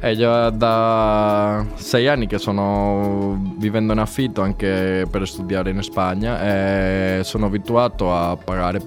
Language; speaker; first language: Italian; non-native, learner; Spanish